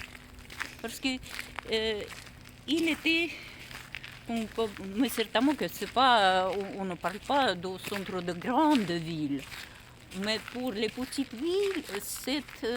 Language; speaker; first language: French; non-native, learner; Russian